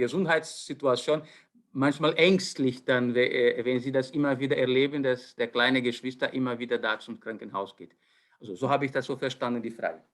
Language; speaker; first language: German; non-native, fluent; Portuguese